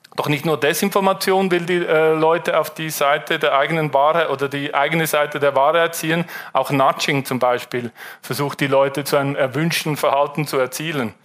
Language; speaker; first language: German; native; German